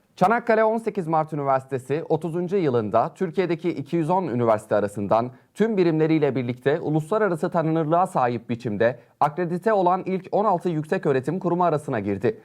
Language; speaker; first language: Turkish; native; Turkish